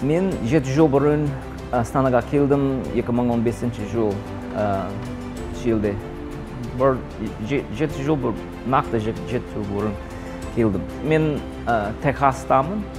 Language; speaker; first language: Kazakh; non-native, learner; English